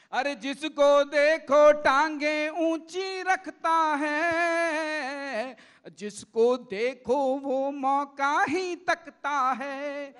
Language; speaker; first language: Hindi; native; Hindi